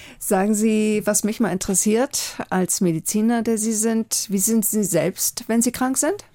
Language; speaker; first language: German; native; German